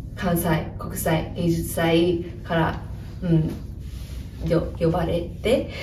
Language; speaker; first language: Japanese; non-native, fluent; English